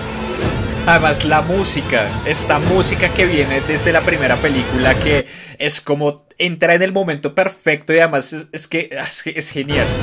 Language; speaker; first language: Spanish; native; Spanish